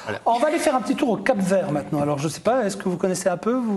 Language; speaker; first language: French; native; French